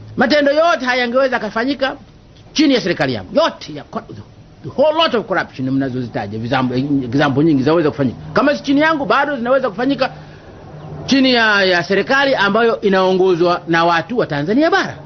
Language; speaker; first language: Swahili; non-native, local second language; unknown